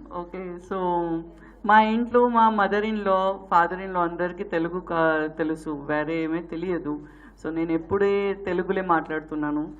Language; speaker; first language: Telugu; non-native, learner; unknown